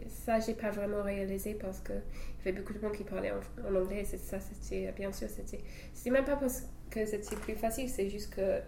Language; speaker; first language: French; non-native, fluent; English